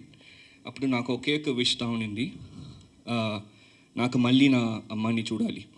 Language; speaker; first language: Telugu; early bilingual, heritage; Telugu